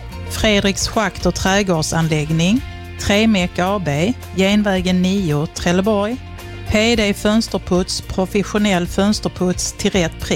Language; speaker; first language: Swedish; native; Swedish